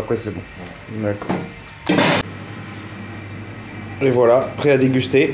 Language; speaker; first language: French; native; French